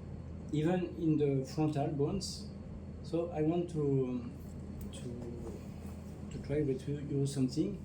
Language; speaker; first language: English; non-native, learner; French